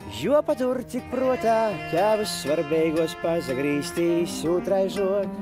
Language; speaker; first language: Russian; non-native, local second language; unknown